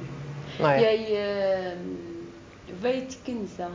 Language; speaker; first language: Dutch; non-native, learner; Arabic